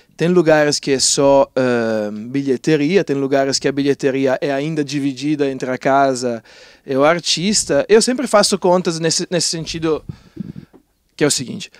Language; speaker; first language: Portuguese; non-native, fluent; Italian